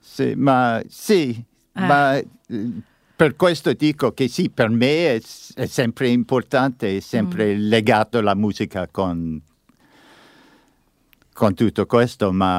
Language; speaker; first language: Italian; non-native, learner; English